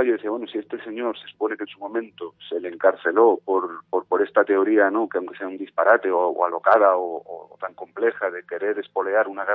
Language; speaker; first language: Spanish; native; Spanish